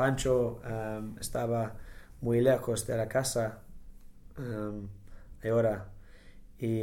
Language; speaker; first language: Spanish; non-native, learner; English